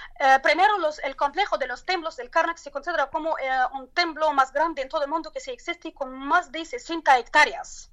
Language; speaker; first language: Spanish; non-native, learner; Turkish